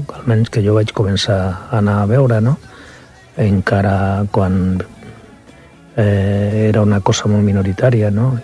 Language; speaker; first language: Catalan; non-native, local second language; Spanish